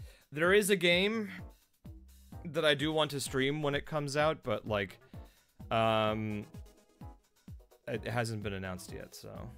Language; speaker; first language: English; early bilingual, other home language; Spanish